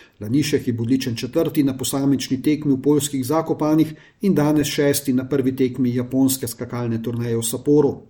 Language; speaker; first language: Slovenian; native; Slovenian